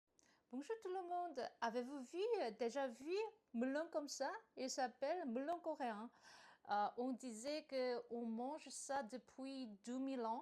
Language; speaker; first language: French; non-native, learner; Korean